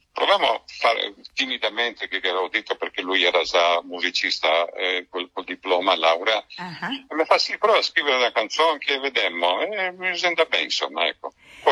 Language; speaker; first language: Italian; non-native, fluent; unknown